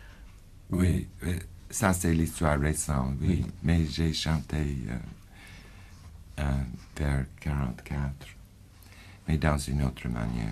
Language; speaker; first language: French; non-native, fluent; English